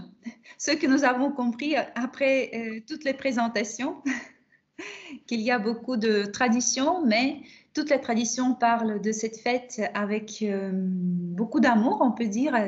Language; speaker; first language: French; non-native, fluent; Russian